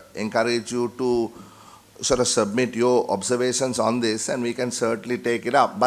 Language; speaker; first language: English; non-native, local second language; Sinhala